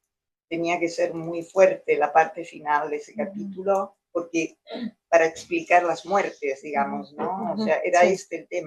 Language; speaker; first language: Spanish; non-native, fluent; Italian